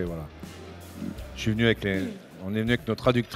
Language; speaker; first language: French; native; French